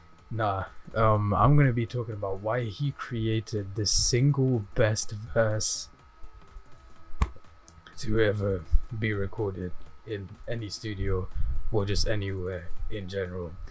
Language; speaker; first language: English; native; English